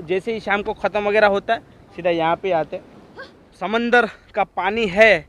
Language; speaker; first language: Hindi; non-native, local second language; Gujarati